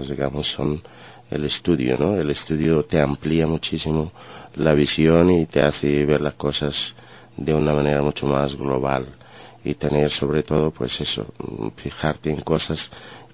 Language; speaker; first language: Spanish; non-native, fluent; Arabic